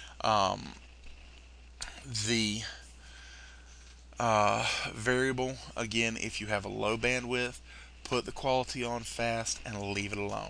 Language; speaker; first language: English; native; English